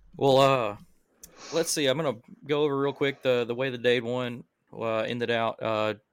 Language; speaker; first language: English; native; English